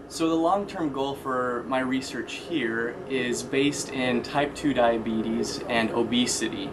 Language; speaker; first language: English; native; English